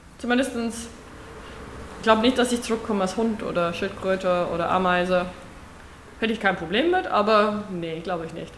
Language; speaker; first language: German; non-native, fluent; Afrikaans